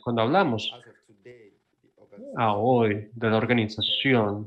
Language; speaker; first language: Spanish; non-native, fluent; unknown